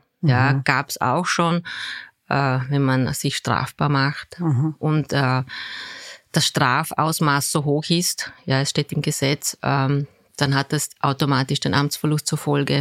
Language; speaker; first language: German; early bilingual, other home language; Turkish